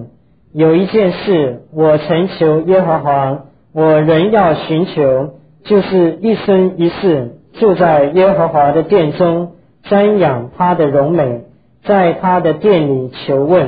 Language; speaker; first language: Chinese; native; Chinese